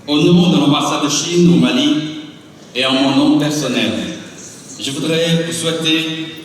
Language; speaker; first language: French; non-native, fluent; Chinese